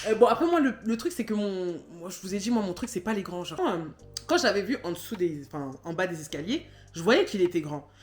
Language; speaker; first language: French; native; French